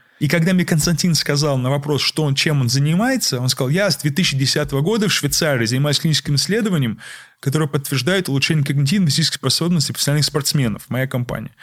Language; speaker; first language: Russian; early bilingual, heritage; Russian